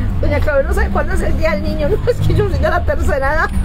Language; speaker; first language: Spanish; native; Spanish